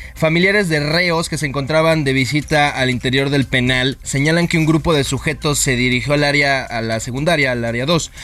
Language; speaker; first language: Spanish; native; Spanish